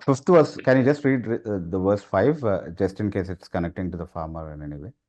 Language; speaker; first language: English; non-native, local second language; Telugu